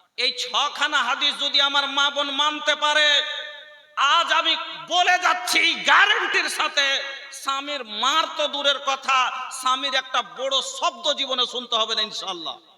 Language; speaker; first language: Bangla; non-native, local second language; Bhojpuri